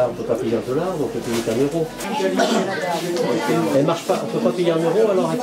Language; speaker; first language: French; native; French